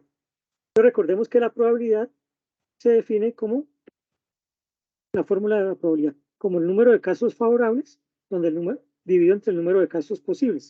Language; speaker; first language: Spanish; native; Spanish